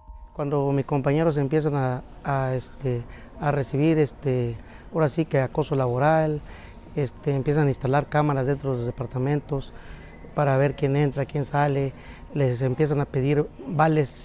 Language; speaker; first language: Spanish; native; Spanish